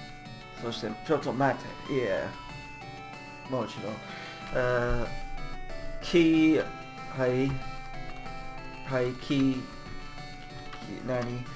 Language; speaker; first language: Japanese; non-native, learner; English